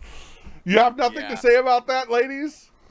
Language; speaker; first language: English; native; English